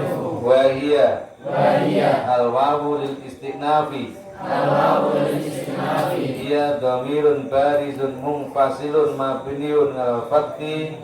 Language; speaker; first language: Arabic; non-native, fluent; Javanese